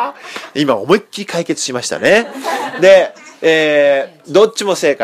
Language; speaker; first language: Japanese; native; Japanese